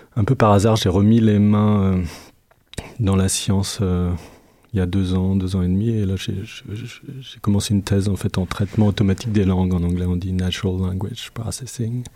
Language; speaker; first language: French; native; French